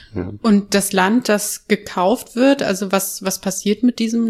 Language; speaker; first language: German; native; German